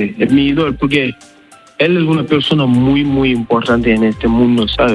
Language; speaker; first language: Spanish; non-native, learner; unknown